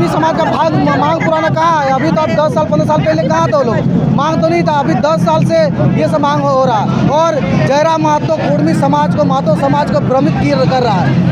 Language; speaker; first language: Hindi; native; Hindi